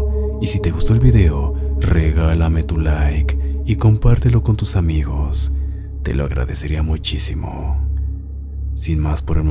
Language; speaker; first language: Spanish; native; Spanish